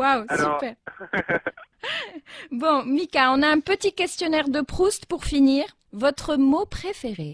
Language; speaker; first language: French; non-native, local second language; Arabic